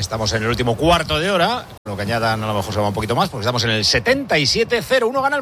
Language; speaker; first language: Spanish; native; Spanish